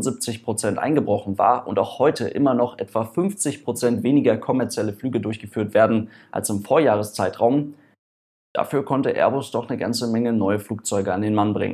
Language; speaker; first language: German; native; German